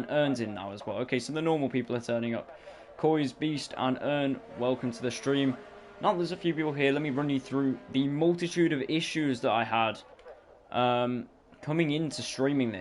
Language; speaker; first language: English; native; English